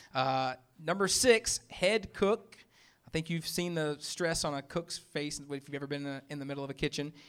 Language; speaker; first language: English; native; English